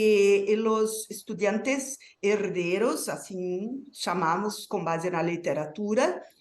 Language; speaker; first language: Spanish; non-native, learner; Portuguese